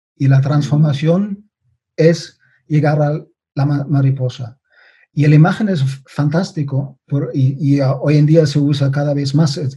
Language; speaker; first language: Spanish; non-native, fluent; German